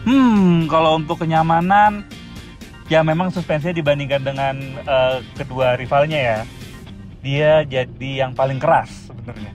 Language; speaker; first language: Indonesian; native; Indonesian